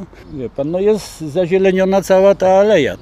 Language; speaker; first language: Polish; native; Polish